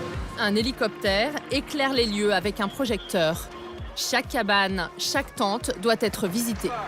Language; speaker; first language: French; native; French